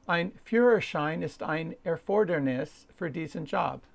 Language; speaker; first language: German; non-native, learner; English